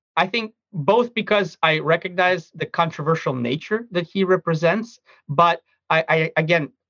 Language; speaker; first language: English; early bilingual, other home language; Russian